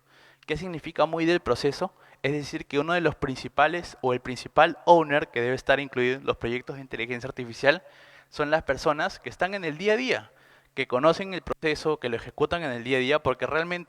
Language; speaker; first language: Spanish; native; Spanish